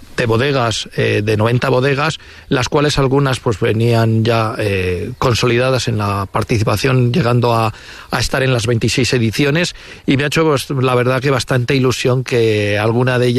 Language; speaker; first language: Spanish; native; Spanish